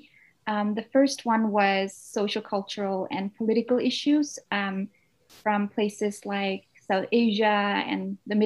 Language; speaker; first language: English; non-native, fluent; Danish